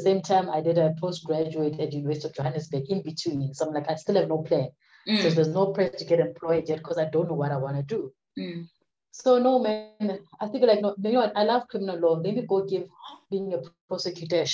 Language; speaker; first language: English; non-native, local second language; Southern Sotho